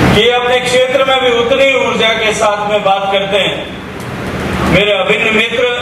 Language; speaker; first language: Hindi; native; Hindi